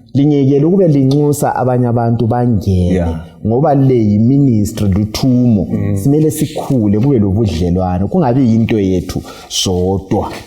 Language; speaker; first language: North Ndebele; non-native, local second language; Shona